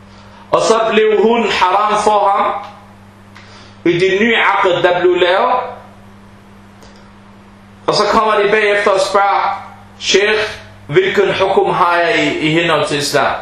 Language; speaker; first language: Danish; early bilingual, other home language; Arabic